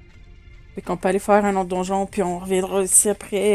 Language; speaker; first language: French; native; French